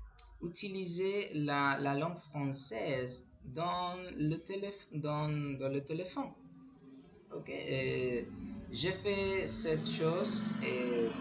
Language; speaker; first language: French; non-native, learner; Spanish